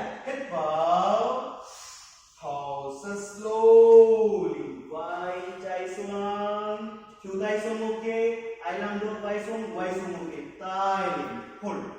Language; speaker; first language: Vietnamese; non-native, learner; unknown